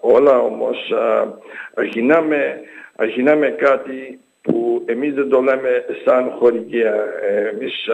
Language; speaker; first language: Greek; early bilingual, heritage; English